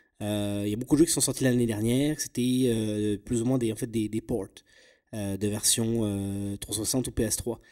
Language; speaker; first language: French; native; French